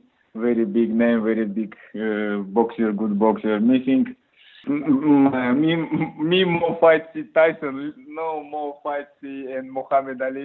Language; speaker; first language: English; non-native, learner; Russian